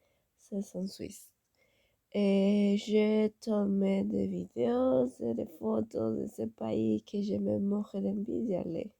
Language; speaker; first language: French; non-native, learner; Spanish